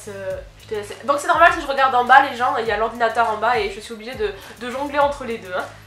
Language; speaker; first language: French; native; French